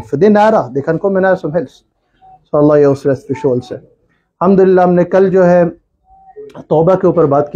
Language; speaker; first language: Swedish; non-native, fluent; Urdu